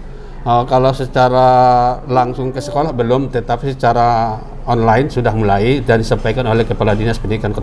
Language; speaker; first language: Indonesian; native; Indonesian